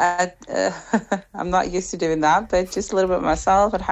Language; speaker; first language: English; non-native, fluent; Arabic